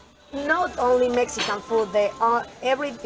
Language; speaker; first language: English; non-native, learner; Spanish